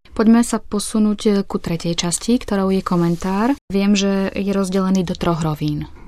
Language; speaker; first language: Slovak; native; Slovak